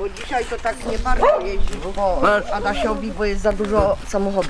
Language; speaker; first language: Polish; native; Polish